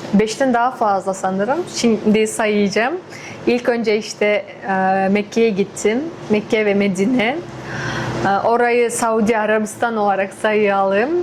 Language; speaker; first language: Turkish; non-native, fluent; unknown